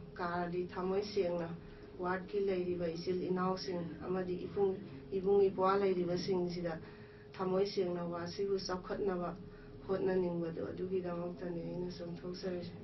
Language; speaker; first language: Manipuri; native; Manipuri